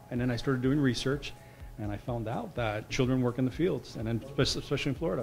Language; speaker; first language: English; early bilingual, other home language; Spanish